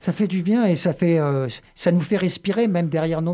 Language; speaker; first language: French; native; French